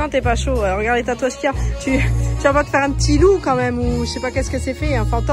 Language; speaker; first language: French; native; French